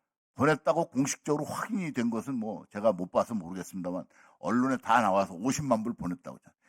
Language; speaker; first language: Korean; native; Korean